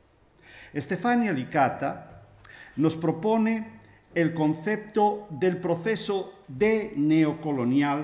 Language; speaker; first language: Spanish; native; Spanish